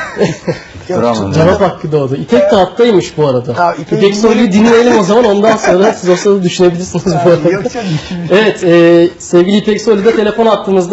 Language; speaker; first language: Turkish; native; Turkish